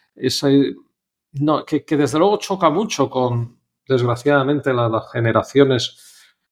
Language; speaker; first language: Spanish; native; Spanish